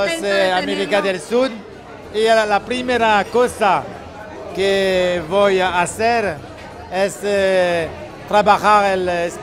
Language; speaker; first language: Spanish; non-native, learner; French